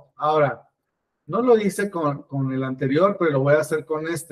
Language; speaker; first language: Spanish; native; Spanish